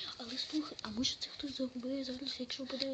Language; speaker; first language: Ukrainian; native; Ukrainian